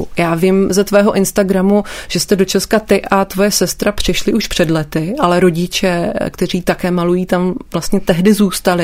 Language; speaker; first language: Czech; native; Czech